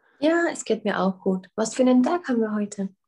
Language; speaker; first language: German; non-native, fluent; Czech